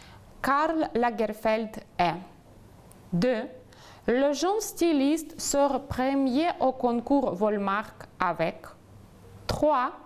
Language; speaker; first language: French; non-native, fluent; Ukrainian